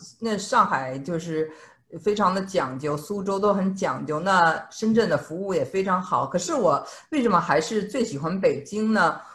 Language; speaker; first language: Chinese; native; Chinese